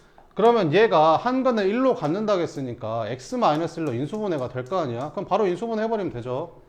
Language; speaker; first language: Korean; native; Korean